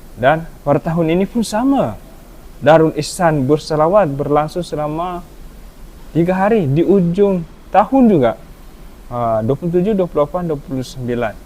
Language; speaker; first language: Malay; native; Malay